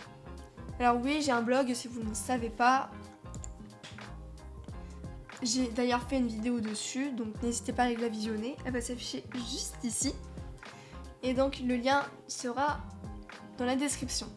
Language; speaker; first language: French; native; French